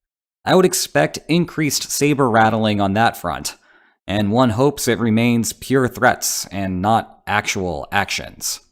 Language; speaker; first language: English; native; English